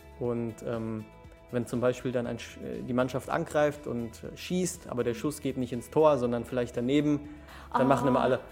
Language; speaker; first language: German; early bilingual, other home language; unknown